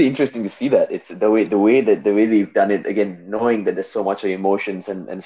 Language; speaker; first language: English; non-native, local second language; Tamil